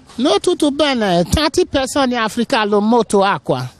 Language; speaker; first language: Italian; non-native, learner; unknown